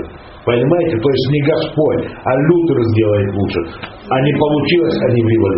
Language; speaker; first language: Russian; native; Russian